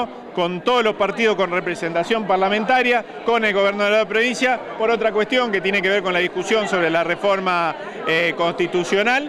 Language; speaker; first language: Spanish; native; Spanish